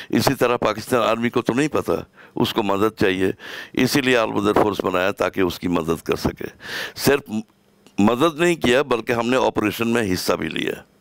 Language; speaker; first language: Urdu; native; Urdu